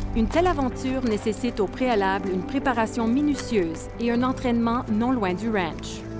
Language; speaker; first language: French; native; French